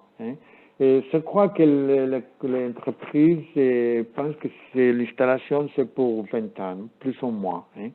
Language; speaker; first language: French; non-native, learner; Spanish